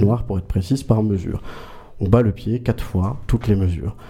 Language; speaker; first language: French; native; French